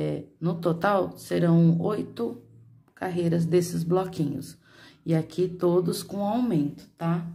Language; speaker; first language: Portuguese; native; Portuguese